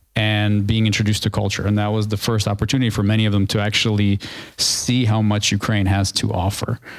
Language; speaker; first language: English; early bilingual, other home language; Ukrainian